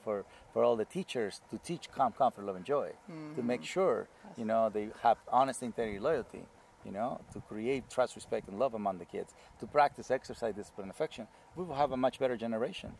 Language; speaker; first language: English; non-native, fluent; Spanish